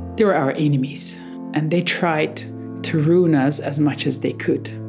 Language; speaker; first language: English; non-native, fluent; Persian